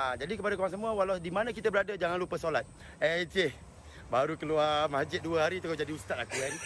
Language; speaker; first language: Malay; native; Malay